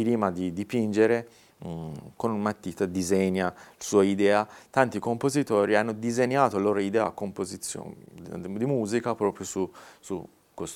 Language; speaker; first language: Italian; non-native, fluent; Persian